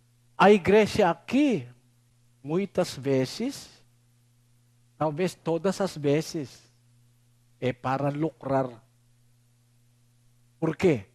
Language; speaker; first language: Portuguese; non-native, learner; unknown